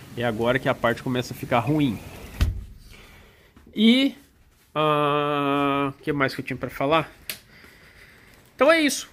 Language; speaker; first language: Portuguese; native; Portuguese